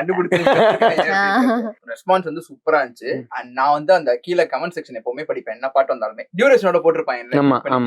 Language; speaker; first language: Tamil; native; Tamil